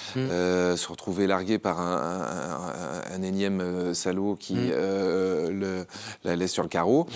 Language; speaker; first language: French; native; French